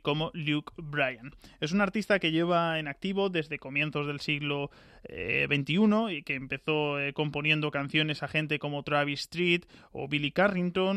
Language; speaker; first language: Spanish; native; Spanish